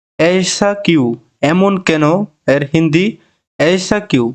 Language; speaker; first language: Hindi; non-native, learner; Bangla